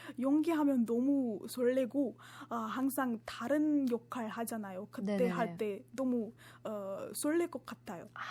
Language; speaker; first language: Korean; non-native, fluent; Marathi